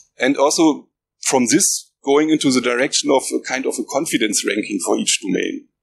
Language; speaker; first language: English; non-native, fluent; German